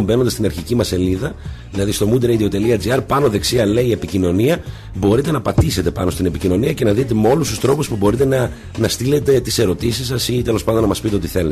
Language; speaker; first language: Greek; native; Greek